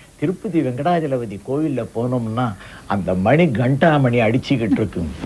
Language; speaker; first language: Tamil; non-native, local second language; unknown